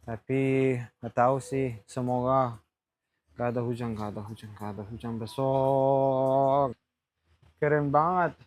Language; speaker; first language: Indonesian; non-native, learner; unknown